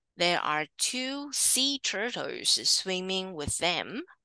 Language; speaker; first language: English; non-native, fluent; Chinese